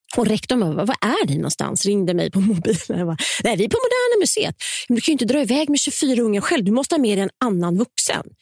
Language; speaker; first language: Swedish; native; Swedish